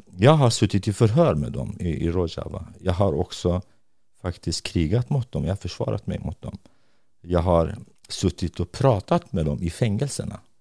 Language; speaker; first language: Swedish; non-native, fluent; Kurdish